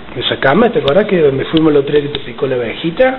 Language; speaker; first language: Spanish; native; Spanish